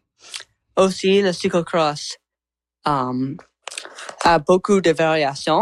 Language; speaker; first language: French; non-native, learner; English